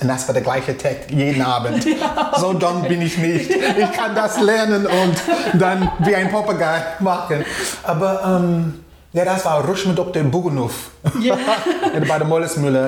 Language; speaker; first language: German; non-native, fluent; English